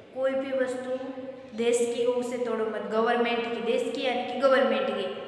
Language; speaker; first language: Hindi; non-native, local second language; Gujarati